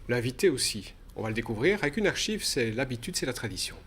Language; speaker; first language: French; native; French